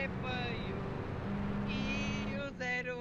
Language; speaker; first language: English; non-native, learner; Portuguese